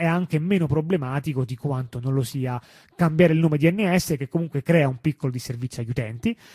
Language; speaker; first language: Italian; native; Italian